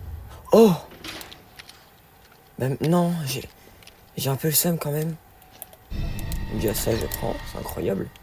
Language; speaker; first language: French; native; French